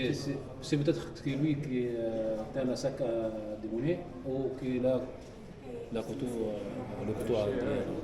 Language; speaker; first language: French; non-native, fluent; Arabic